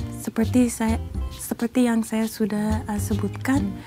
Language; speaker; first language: Indonesian; non-native, fluent; English